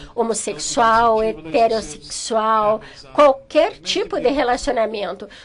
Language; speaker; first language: Portuguese; non-native, fluent; English